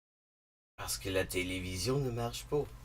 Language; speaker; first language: French; non-native, learner; English